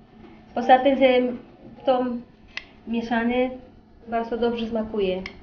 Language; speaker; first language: Polish; non-native, learner; Spanish